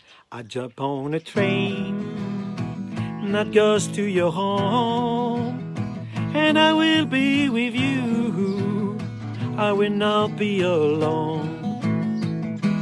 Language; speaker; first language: English; non-native, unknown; French